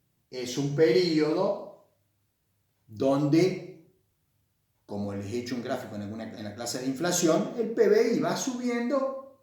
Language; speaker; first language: Spanish; native; Spanish